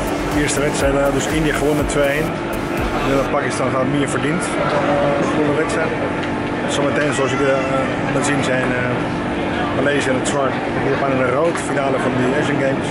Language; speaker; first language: Dutch; non-native, fluent; Spanish